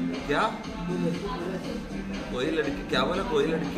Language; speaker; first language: Hindi; non-native, local second language; Malayalam